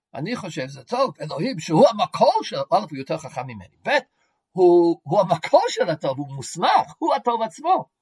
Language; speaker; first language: Hebrew; non-native, fluent; English